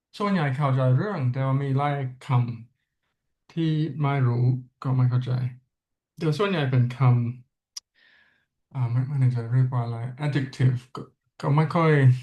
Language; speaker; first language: Thai; non-native, learner; English